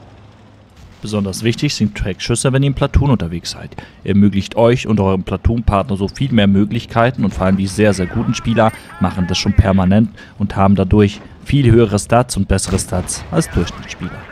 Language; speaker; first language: German; native; German